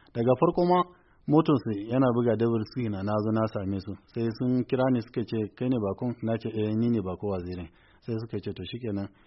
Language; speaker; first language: Hausa; non-native, local second language; Kanuri